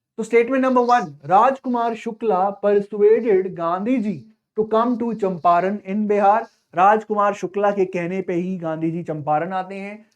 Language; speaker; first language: Hindi; native; Hindi